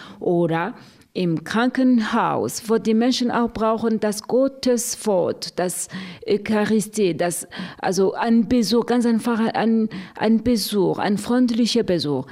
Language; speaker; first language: German; non-native, fluent; Rundi